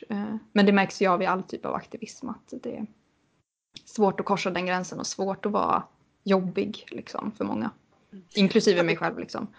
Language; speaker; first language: Swedish; native; Swedish